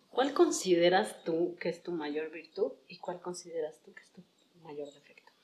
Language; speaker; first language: Spanish; native; Spanish